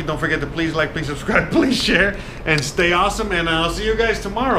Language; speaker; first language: English; native; English